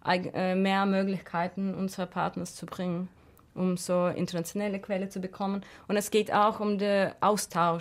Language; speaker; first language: German; non-native, fluent; Russian